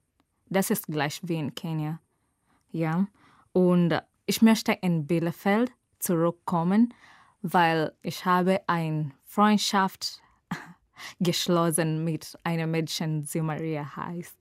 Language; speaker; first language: German; non-native, learner; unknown